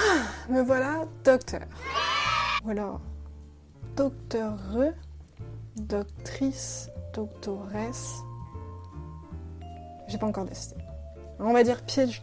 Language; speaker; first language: French; native; French